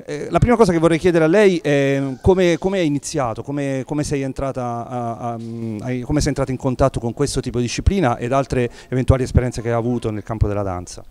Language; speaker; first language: Italian; native; Italian